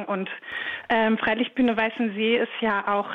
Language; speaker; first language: German; native; German